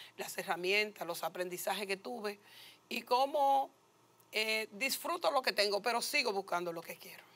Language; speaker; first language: Spanish; native; Spanish